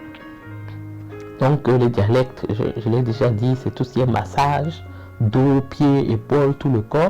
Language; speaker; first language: French; native; French